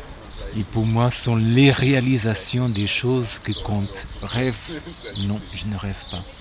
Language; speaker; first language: French; non-native, fluent; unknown